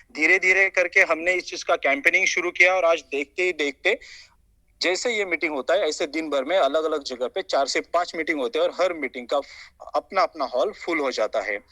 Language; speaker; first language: Hindi; non-native, local second language; Marathi